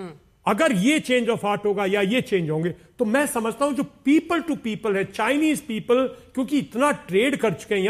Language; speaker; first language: Hindi; native; Hindi